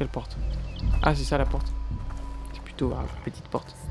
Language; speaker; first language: French; native; French